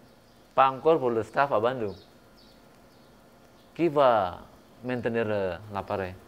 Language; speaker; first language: French; non-native, fluent; Indonesian